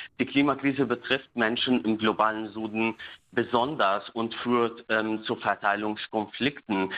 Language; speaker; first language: German; non-native, fluent; Arabic